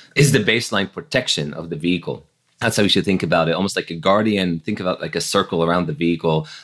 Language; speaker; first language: English; non-native, fluent; Hebrew